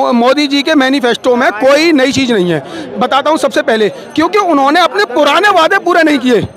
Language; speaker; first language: Hindi; native; Hindi